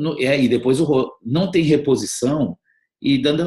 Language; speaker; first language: Portuguese; native; Portuguese